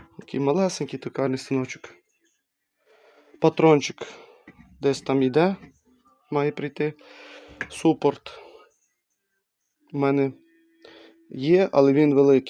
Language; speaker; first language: Ukrainian; native; Ukrainian